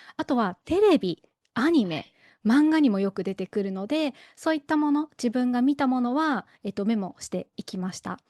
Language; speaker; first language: Japanese; native; Japanese